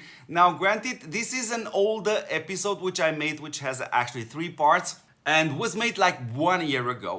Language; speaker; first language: English; non-native, fluent; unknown